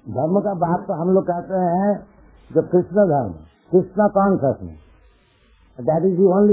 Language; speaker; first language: Hindi; non-native, local second language; Bangla